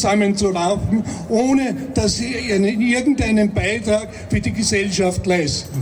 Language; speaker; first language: German; native; German